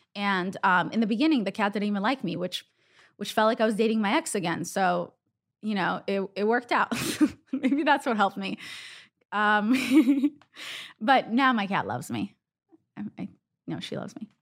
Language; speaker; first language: English; non-native, fluent; Hebrew